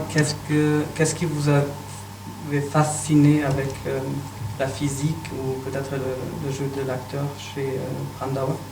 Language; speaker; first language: French; non-native, fluent; German